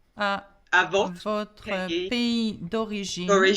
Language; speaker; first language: French; non-native, fluent; English